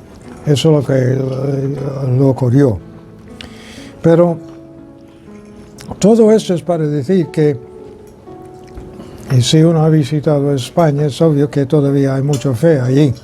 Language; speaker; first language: Spanish; non-native, fluent; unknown